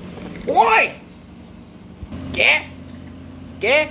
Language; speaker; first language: Spanish; non-native, learner; English